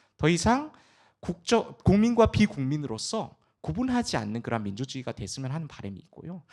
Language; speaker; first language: Korean; early bilingual, heritage; Korean